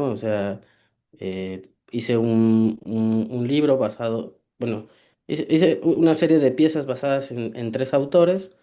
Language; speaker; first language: Spanish; native; Spanish